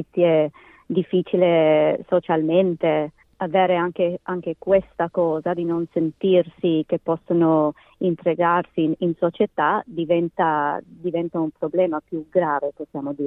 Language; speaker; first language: Italian; native; Italian